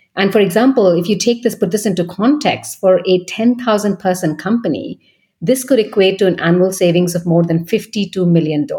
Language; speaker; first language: English; non-native, local second language; Bangla